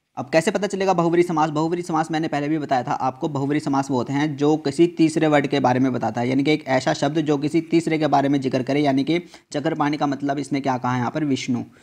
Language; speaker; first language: Hindi; native; Hindi